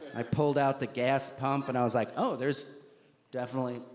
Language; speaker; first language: English; native; English